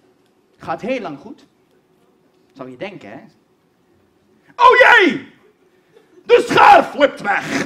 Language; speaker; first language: Dutch; native; Dutch